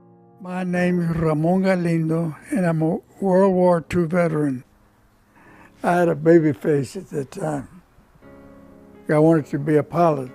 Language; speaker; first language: English; non-native, local second language; Spanish